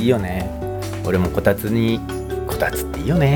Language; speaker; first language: Japanese; native; Japanese